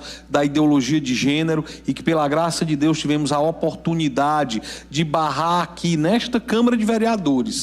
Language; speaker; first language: Portuguese; native; Portuguese